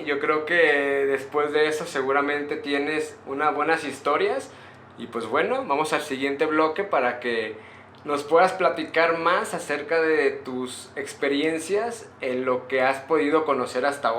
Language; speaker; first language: Spanish; native; Spanish